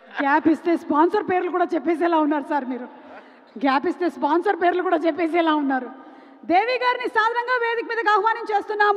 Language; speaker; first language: Telugu; native; Telugu